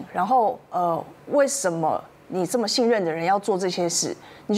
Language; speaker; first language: Chinese; native; Chinese